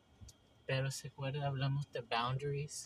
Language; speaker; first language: Spanish; early bilingual, heritage; English